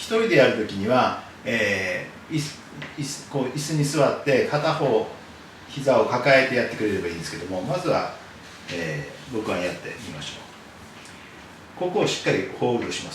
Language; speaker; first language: Japanese; native; Japanese